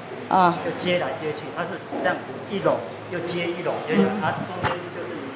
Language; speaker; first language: Chinese; native; Chinese